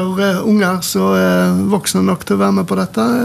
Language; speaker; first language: Norwegian; native; Norwegian